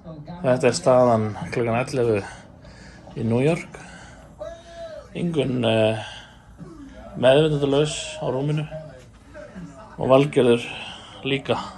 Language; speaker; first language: Icelandic; native; Icelandic